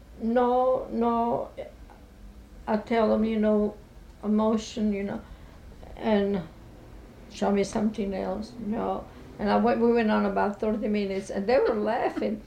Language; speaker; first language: English; non-native, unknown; Italian